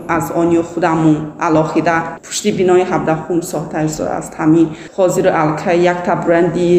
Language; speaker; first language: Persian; non-native, learner; Chinese